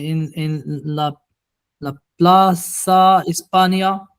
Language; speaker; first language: Spanish; non-native, learner; Arabic